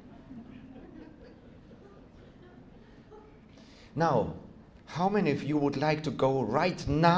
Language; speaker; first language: English; non-native, fluent; German